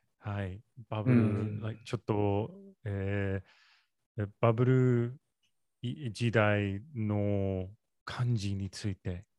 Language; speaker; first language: Japanese; non-native, learner; English